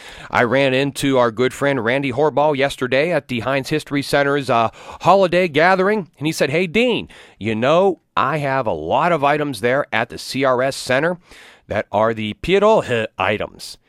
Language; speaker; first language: English; native; English